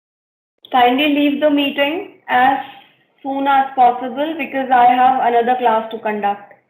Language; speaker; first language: English; non-native, local second language; Hindi